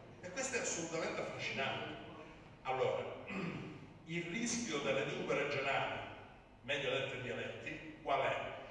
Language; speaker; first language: Italian; native; Italian